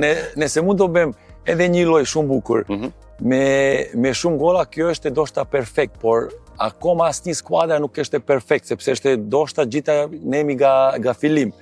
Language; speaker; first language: Albanian; non-native, learner; Serbian